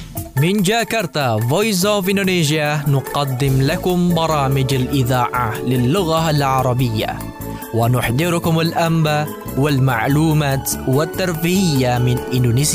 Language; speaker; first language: Arabic; non-native, fluent; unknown